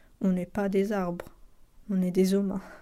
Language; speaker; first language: French; non-native, local second language; Arabic